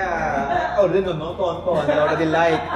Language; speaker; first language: Indonesian; non-native, learner; Filipino